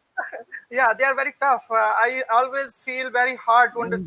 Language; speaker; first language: English; non-native, learner; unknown